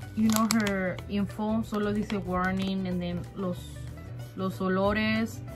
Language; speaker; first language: English; early bilingual, other home language; Spanish